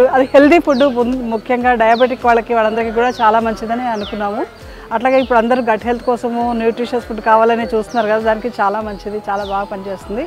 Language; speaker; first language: Telugu; native; Telugu